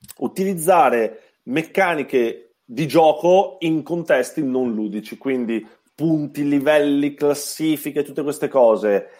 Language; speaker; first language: Italian; native; Italian